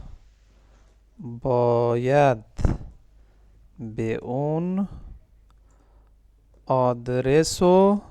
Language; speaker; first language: Persian; non-native, fluent; Urdu